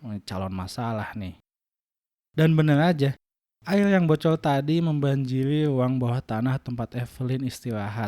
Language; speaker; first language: Indonesian; native; Indonesian